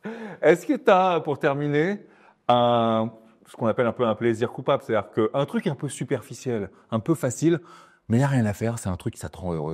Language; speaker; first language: French; native; French